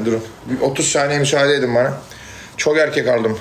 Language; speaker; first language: Turkish; native; Turkish